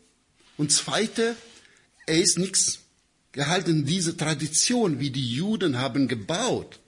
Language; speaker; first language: German; non-native, learner; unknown